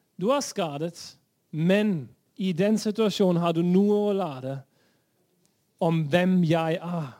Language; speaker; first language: Norwegian; non-native, fluent; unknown